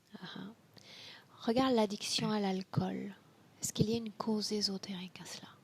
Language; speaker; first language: French; native; French